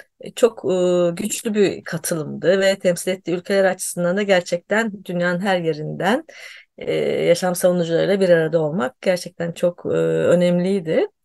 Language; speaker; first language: Turkish; native; Turkish